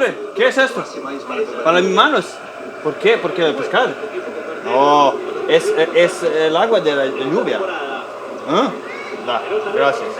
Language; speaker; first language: Spanish; non-native, learner; Serbian